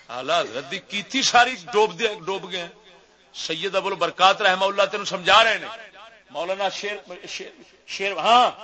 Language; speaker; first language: Urdu; non-native, local second language; Punjabi